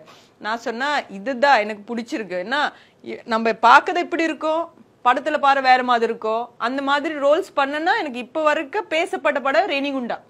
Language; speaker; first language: Tamil; non-native, learner; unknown